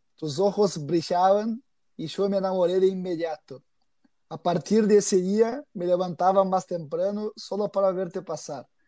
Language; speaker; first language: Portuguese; native; Portuguese